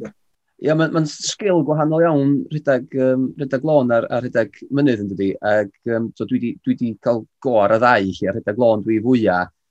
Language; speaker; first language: Welsh; native; Welsh